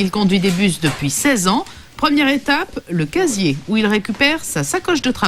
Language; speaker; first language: French; native; French